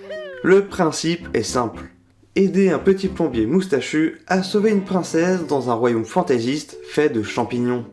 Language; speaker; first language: French; native; French